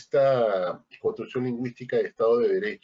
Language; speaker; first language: Spanish; native; Spanish